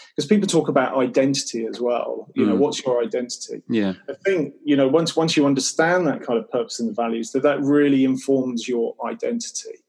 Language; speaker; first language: English; native; English